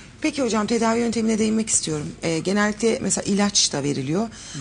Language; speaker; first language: Turkish; native; Turkish